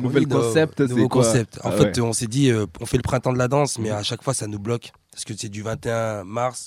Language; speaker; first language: French; native; French